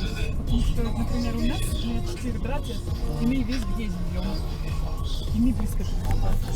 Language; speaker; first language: Russian; non-native, learner; German